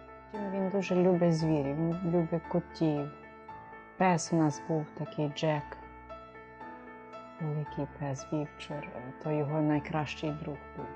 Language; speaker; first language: Ukrainian; native; Ukrainian